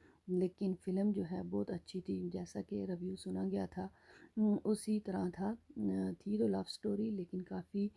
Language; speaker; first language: Urdu; native; Urdu